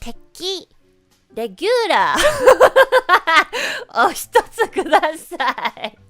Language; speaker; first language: Japanese; non-native, learner; English